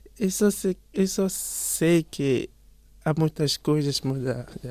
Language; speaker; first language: Portuguese; non-native, learner; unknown